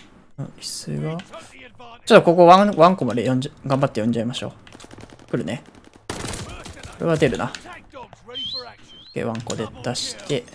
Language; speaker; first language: Japanese; native; Japanese